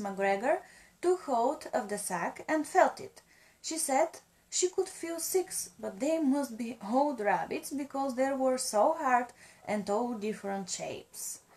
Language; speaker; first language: English; non-native, fluent; Bulgarian